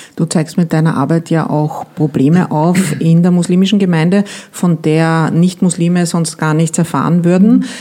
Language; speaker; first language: German; native; German